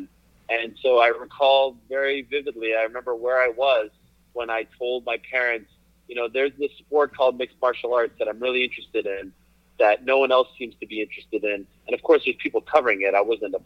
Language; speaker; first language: English; native; English